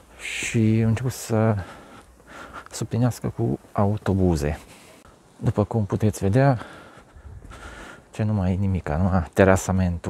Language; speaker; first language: Romanian; non-native, local second language; Hungarian